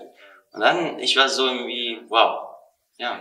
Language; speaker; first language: German; non-native, learner; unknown